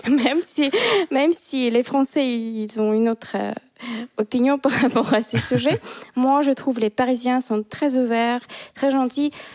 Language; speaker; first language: French; non-native, fluent; Russian